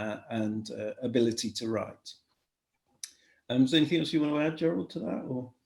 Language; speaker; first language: English; native; English